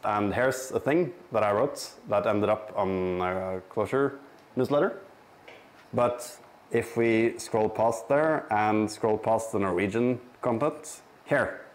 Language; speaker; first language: English; non-native, fluent; Norwegian